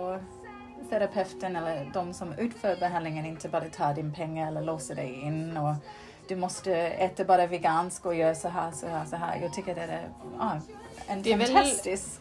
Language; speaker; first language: Swedish; non-native, fluent; English